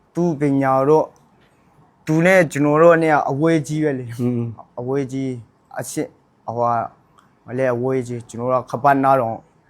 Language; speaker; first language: Burmese; non-native, local second language; Hakha Chin